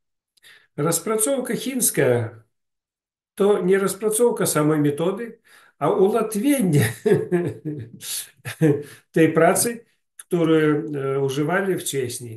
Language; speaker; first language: Polish; non-native, learner; Ukrainian